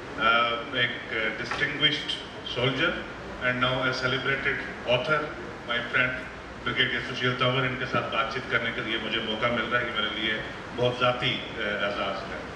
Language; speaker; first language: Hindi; non-native, local second language; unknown